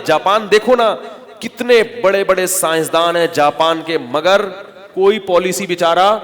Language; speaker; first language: Urdu; native; Urdu